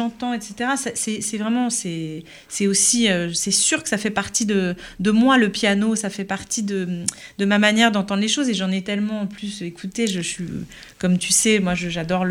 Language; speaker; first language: French; native; French